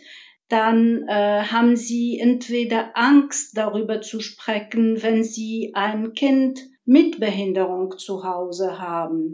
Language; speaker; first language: German; non-native, fluent; Arabic